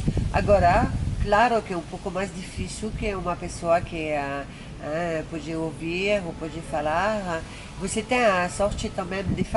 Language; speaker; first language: Portuguese; non-native, fluent; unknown